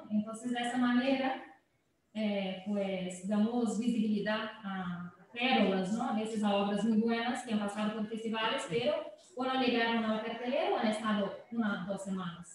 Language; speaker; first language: Spanish; non-native, fluent; Portuguese